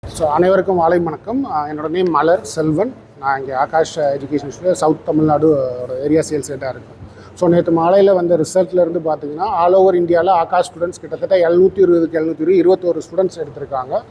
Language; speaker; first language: Tamil; native; Tamil